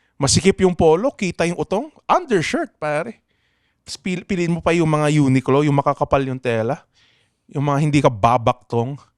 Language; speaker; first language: Filipino; native; Filipino